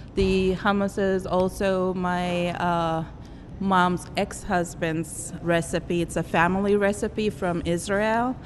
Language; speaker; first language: English; non-native, fluent; Turkish